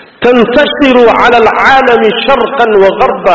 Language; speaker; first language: Arabic; native; Arabic